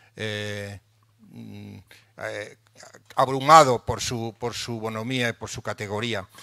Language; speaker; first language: Spanish; native; Spanish